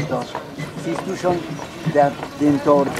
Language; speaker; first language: German; non-native, fluent; Czech